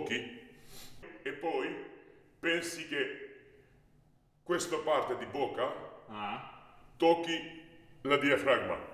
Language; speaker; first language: Italian; non-native, learner; Georgian